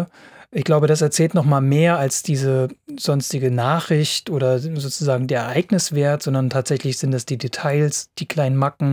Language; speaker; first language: German; native; German